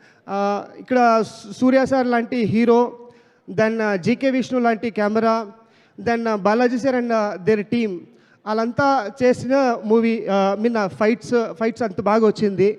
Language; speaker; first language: Telugu; non-native, learner; Kannada